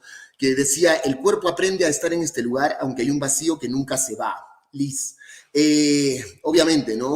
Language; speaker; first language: Spanish; native; Spanish